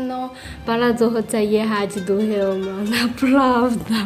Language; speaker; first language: Polish; non-native, learner; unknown